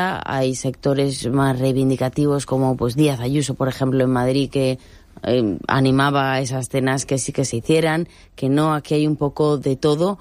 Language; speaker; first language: Spanish; native; Spanish